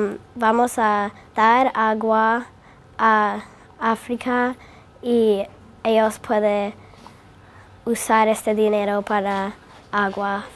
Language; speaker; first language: Spanish; non-native, learner; English